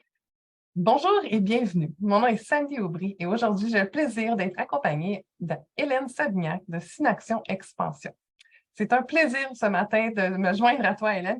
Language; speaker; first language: French; native; French